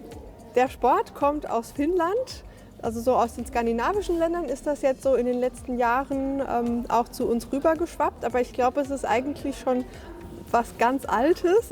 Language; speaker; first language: German; native; German